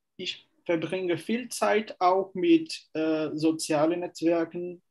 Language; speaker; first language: German; non-native, fluent; Portuguese